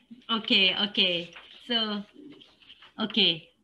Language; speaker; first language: English; non-native, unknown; Korean